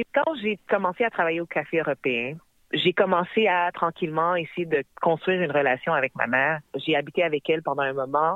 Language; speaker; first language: French; native; French